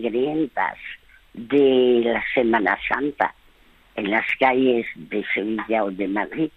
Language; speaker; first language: Spanish; early bilingual, other home language; French